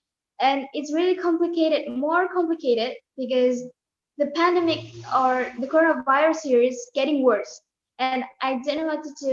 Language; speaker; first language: English; non-native, learner; Indonesian